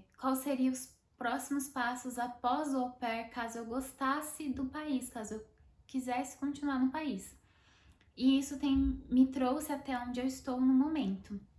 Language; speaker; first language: Portuguese; native; Portuguese